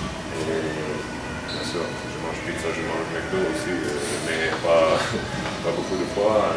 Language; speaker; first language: French; non-native, fluent; Croatian